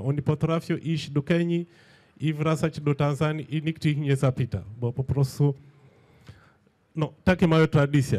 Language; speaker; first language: Polish; non-native, fluent; Swahili